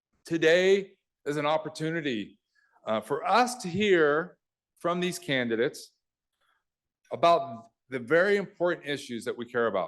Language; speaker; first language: English; native; English